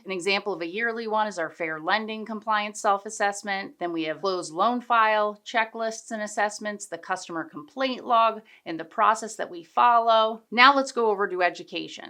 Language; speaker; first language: English; native; English